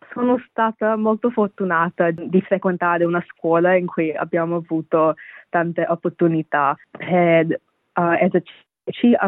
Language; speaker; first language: Italian; non-native, fluent; Bangla